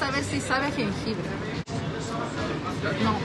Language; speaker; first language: Spanish; native; Spanish